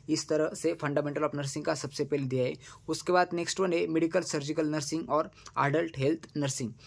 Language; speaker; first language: Hindi; non-native, local second language; Marathi